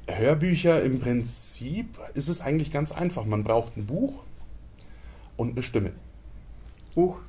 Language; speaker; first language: German; native; German